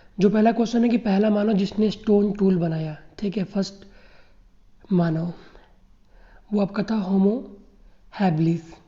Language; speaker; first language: Hindi; native; Hindi